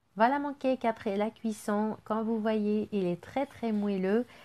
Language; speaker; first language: French; non-native, local second language; Arabic